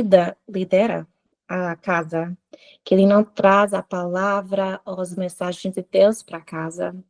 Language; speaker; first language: Portuguese; non-native, fluent; English